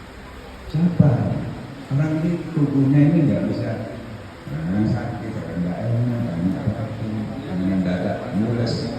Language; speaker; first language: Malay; non-native, local second language; Javanese